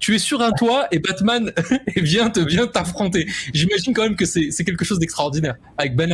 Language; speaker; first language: French; native; French